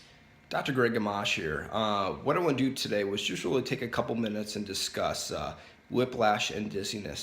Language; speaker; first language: English; native; English